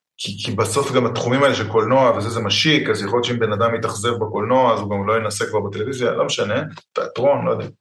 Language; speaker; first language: Hebrew; early bilingual, other home language; English